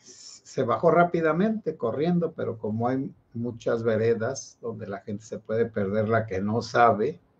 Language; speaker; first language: Spanish; native; Spanish